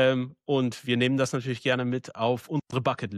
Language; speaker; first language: German; native; German